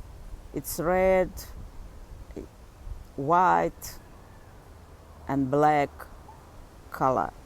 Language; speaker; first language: English; non-native, fluent; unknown